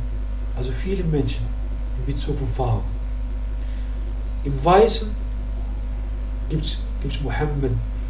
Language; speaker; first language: German; non-native, learner; Arabic